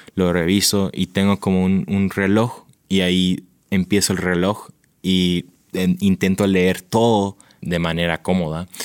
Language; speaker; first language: Spanish; early bilingual, heritage; Spanish